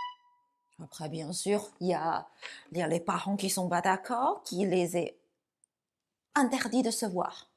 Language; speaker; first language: French; non-native, fluent; Chinese